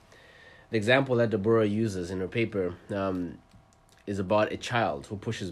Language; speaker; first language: English; non-native, local second language; Nyanja